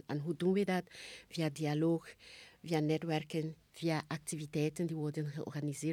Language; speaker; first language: Dutch; non-native, fluent; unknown